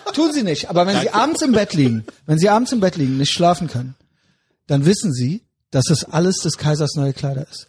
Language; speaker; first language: German; native; German